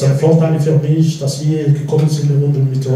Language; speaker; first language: German; non-native, learner; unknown